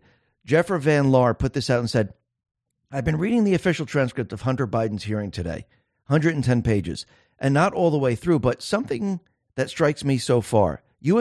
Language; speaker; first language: English; native; English